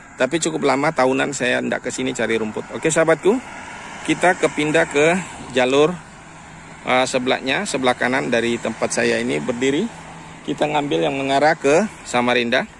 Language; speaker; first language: Indonesian; native; Indonesian